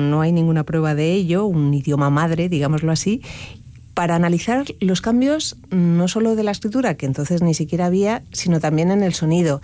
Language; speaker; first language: Spanish; native; Spanish